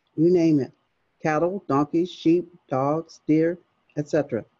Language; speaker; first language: English; native; English